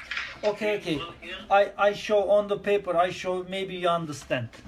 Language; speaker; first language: English; non-native, learner; Turkish